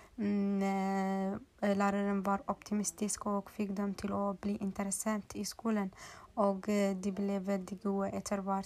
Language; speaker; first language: Swedish; non-native, learner; Norwegian